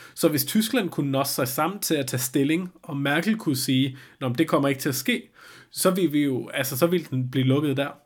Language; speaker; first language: Danish; native; Danish